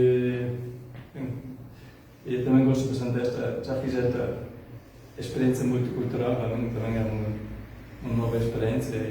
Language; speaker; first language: Portuguese; non-native, fluent; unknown